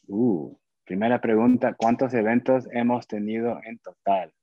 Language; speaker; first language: Spanish; early bilingual, heritage; Spanish